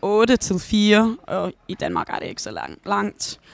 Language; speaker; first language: Danish; early bilingual, heritage; Danish